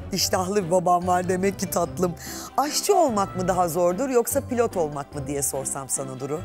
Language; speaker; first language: Turkish; native; Turkish